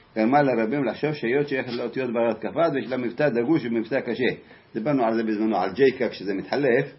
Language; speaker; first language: Hebrew; native; Hebrew